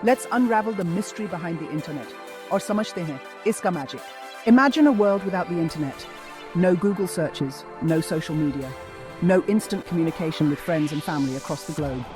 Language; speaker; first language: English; non-native, local second language; Hindi